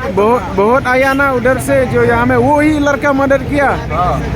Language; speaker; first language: Hindi; non-native, local second language; Khasi